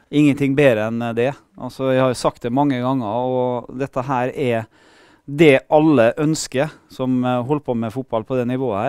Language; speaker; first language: Norwegian; native; Norwegian